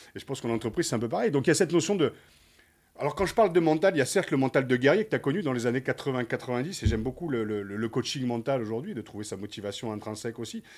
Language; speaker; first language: French; native; French